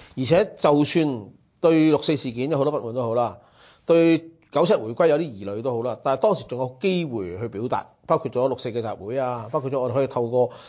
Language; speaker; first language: Cantonese; native; Cantonese